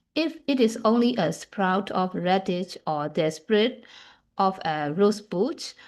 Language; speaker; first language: English; non-native, fluent; Burmese